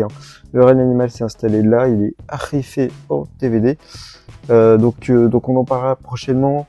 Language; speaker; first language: French; native; French